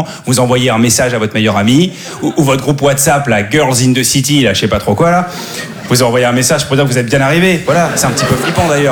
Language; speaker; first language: French; native; French